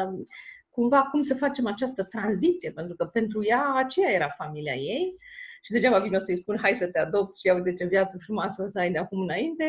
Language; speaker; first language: Romanian; native; Romanian